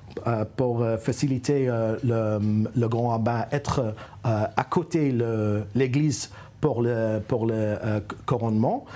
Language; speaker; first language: French; non-native, fluent; English